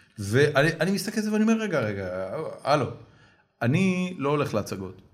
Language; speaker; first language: Hebrew; native; Hebrew